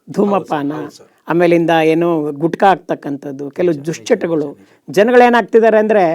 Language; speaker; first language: Kannada; native; Kannada